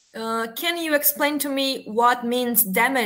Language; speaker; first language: English; non-native, learner; Portuguese